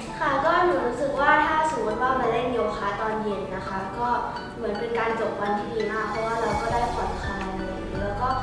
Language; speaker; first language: Thai; native; Thai